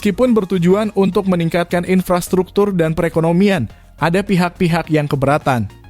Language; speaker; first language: Indonesian; native; Indonesian